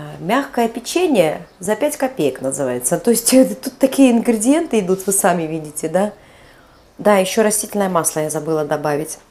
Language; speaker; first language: Russian; non-native, local second language; Georgian